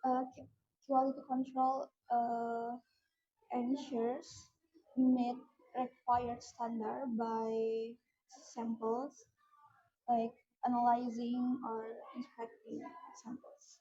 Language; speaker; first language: English; non-native, learner; Indonesian